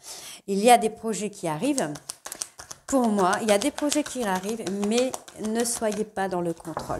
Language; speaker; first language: French; native; French